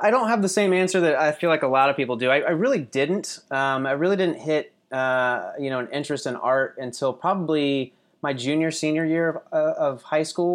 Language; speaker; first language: English; native; English